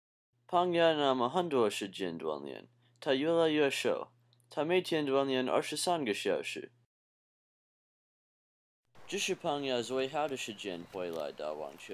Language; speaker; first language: Chinese; non-native, learner; English